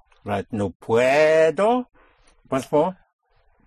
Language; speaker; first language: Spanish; non-native, fluent; English